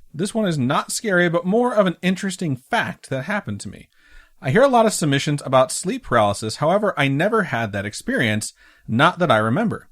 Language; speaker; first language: English; native; English